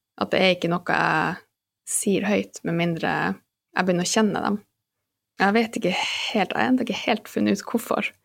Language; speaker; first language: Norwegian; native; Norwegian